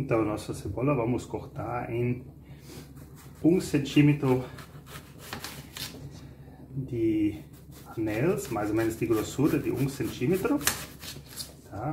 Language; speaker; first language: Portuguese; non-native, fluent; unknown